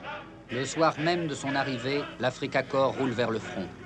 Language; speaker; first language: French; native; French